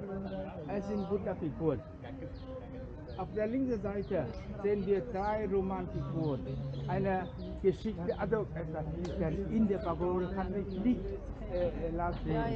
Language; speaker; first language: German; non-native, fluent; Vietnamese